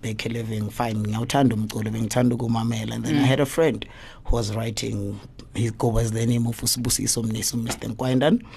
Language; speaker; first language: English; non-native, local second language; Zulu